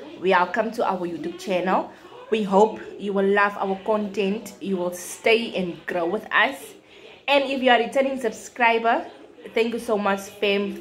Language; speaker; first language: English; non-native, local second language; Afrikaans